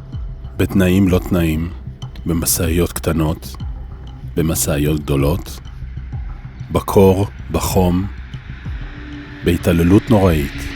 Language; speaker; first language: Hebrew; native; Hebrew